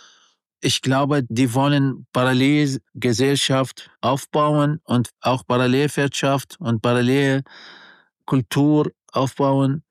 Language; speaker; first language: German; non-native, learner; Arabic